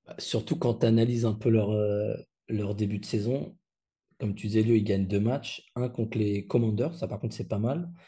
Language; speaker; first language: French; native; French